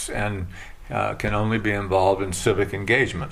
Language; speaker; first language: English; native; English